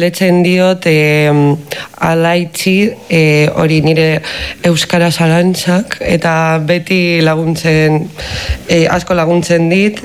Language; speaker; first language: Basque; non-native, fluent; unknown